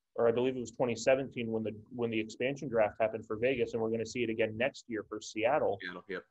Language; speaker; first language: English; native; English